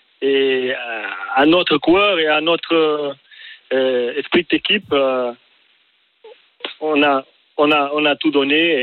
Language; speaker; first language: French; non-native, learner; Portuguese